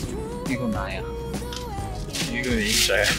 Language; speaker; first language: Korean; non-native, fluent; Polish